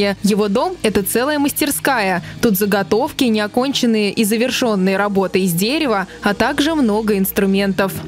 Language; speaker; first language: Russian; native; Russian